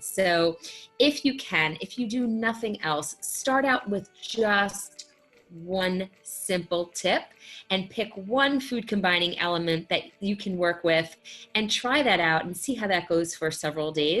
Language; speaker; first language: English; native; English